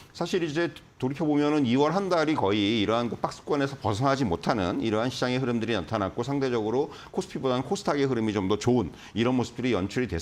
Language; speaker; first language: Korean; native; Korean